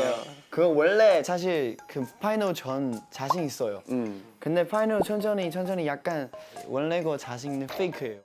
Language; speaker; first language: Korean; non-native, learner; Chinese